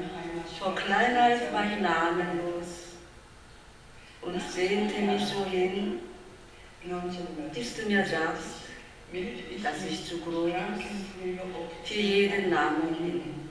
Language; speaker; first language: German; non-native, fluent; Korean